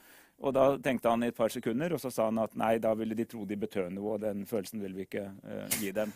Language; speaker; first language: Norwegian; native; Norwegian